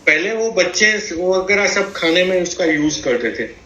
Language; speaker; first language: Hindi; non-native, local second language; Gujarati